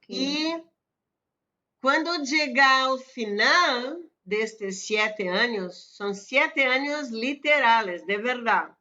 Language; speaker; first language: Spanish; non-native, fluent; Portuguese